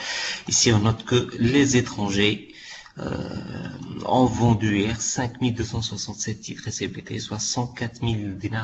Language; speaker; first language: French; non-native, local second language; Arabic